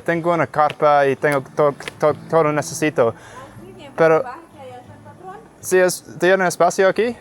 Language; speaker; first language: Spanish; non-native, learner; English